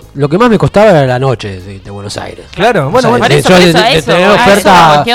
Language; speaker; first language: Spanish; native; Spanish